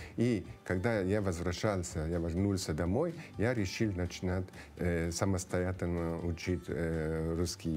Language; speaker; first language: Russian; non-native, fluent; Italian